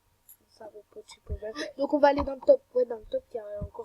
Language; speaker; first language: French; native; French